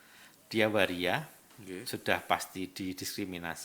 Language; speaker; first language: Indonesian; native; Indonesian